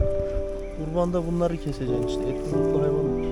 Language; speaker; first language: Turkish; native; Turkish